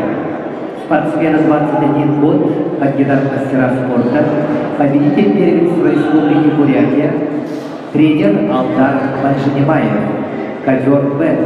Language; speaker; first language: Russian; native; Russian